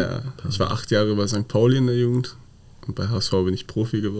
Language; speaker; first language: German; native; German